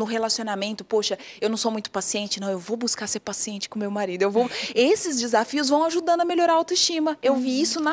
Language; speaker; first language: Portuguese; native; Portuguese